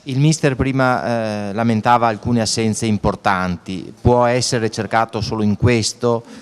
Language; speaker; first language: Italian; native; Italian